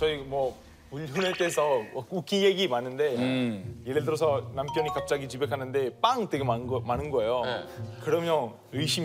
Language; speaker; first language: Korean; non-native, fluent; Italian